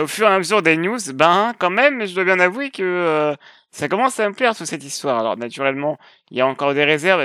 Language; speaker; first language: French; native; French